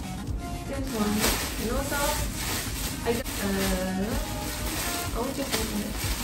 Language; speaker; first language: English; non-native, fluent; Indonesian